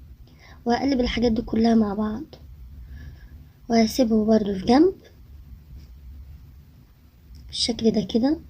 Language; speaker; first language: Arabic; native; Arabic